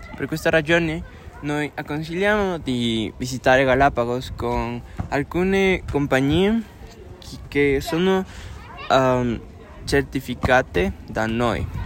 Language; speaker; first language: Italian; non-native, learner; Spanish